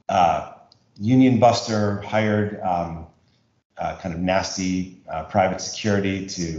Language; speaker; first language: English; native; English